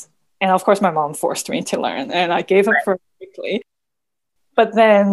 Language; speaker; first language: English; non-native, local second language; Cantonese